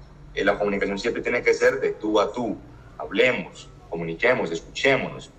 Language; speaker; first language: Spanish; native; Spanish